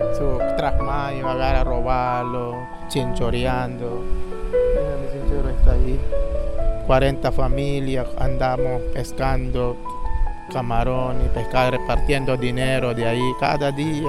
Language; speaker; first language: Spanish; non-native, local second language; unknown